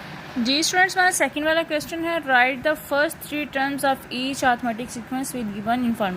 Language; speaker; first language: Hindi; non-native, local second language; Punjabi